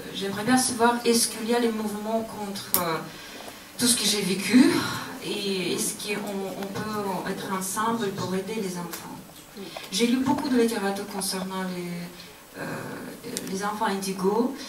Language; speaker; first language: French; non-native, learner; Russian